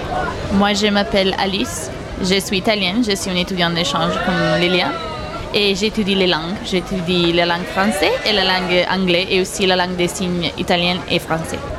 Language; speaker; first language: French; non-native, fluent; Italian